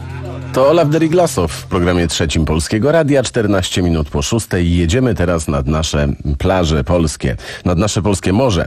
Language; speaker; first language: Polish; native; Polish